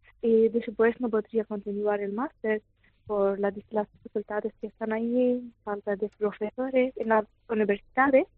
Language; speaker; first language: Spanish; non-native, fluent; Arabic